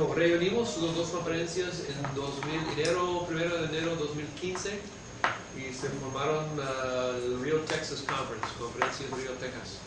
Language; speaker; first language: Spanish; early bilingual, heritage; English